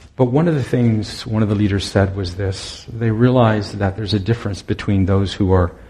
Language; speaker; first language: English; native; English